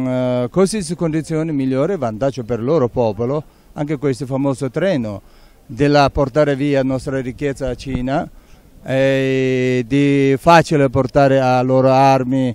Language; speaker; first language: Italian; non-native, learner; Tibetan